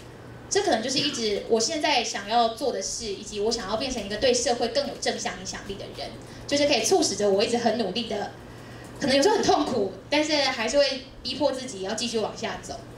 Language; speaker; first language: Chinese; native; Chinese